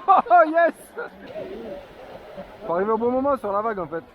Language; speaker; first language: French; native; French